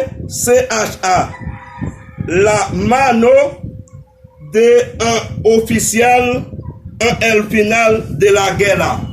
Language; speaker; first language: Spanish; non-native, learner; Haitian Creole